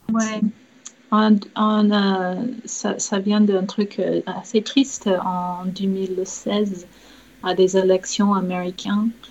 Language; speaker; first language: French; non-native, fluent; English